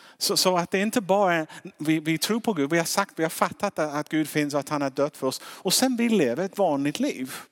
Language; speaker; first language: Swedish; non-native, fluent; English